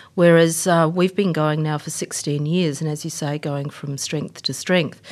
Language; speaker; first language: English; native; English